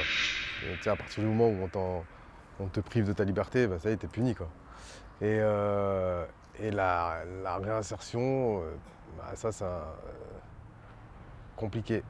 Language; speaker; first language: French; native; French